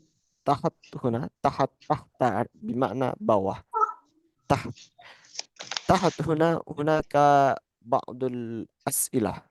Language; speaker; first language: Arabic; non-native, fluent; Indonesian